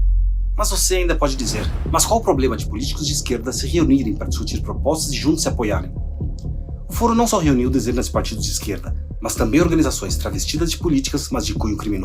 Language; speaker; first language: Portuguese; native; Portuguese